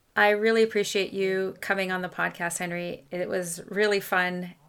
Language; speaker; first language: English; non-native, fluent; French